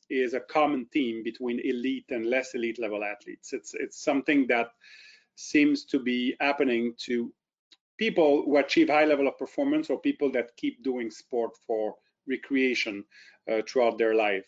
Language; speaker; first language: English; non-native, fluent; French